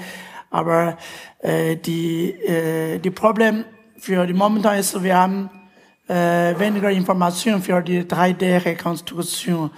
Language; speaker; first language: German; non-native, fluent; Chinese